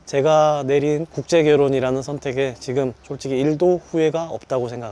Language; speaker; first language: Korean; native; Korean